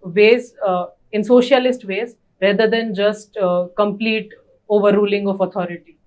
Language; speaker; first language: English; non-native, local second language; Gujarati